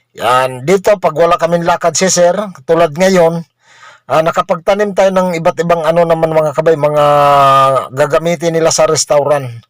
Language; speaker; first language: Filipino; non-native, local second language; Cebuano